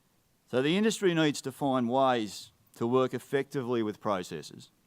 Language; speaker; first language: English; native; English